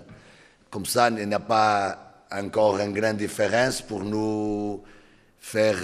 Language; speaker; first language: French; non-native, learner; Portuguese